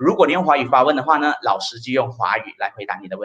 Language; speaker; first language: Chinese; native; Chinese